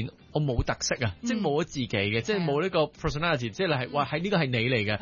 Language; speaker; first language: Cantonese; native; Cantonese